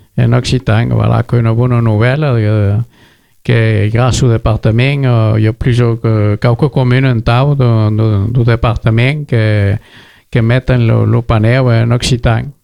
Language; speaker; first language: French; native; French